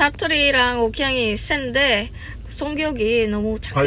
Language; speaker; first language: Korean; non-native, fluent; Filipino